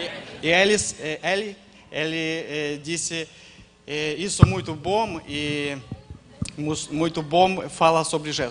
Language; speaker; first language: Portuguese; non-native, learner; Ukrainian